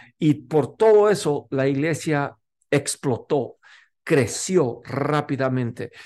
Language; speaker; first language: Spanish; non-native, local second language; English